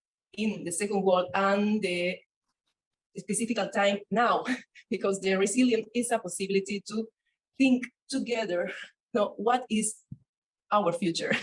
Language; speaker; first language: English; non-native, learner; Spanish